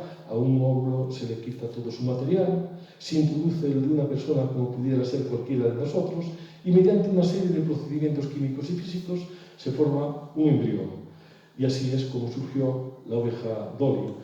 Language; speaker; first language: Spanish; native; Spanish